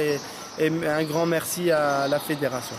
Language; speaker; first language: French; non-native, local second language; Arabic